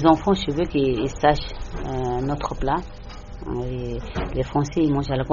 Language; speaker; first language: French; non-native, learner; Tibetan